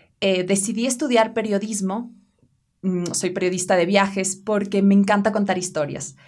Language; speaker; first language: Spanish; native; Spanish